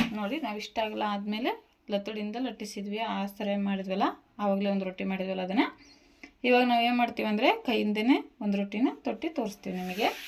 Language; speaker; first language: Kannada; native; Kannada